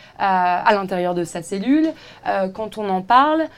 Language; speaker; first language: French; native; French